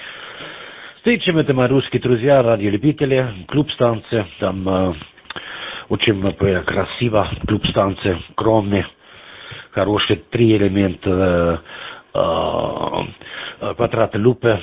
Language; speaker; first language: Russian; non-native, learner; German